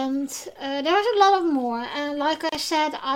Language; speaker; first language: English; non-native, fluent; Dutch